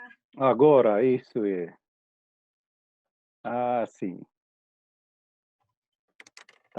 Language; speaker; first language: Portuguese; non-native, learner; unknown